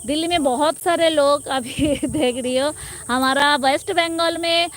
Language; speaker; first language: Hindi; non-native, local second language; Bangla